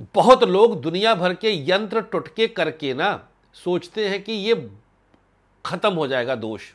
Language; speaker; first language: Hindi; native; Hindi